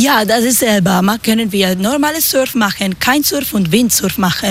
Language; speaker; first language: German; non-native, learner; Spanish